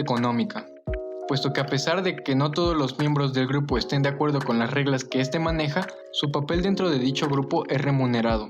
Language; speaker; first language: Spanish; native; Spanish